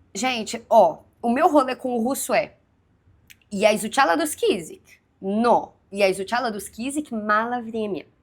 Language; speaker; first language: Russian; non-native, learner; Portuguese